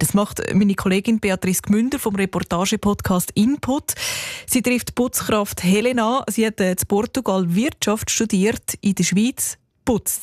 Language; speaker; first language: German; native; German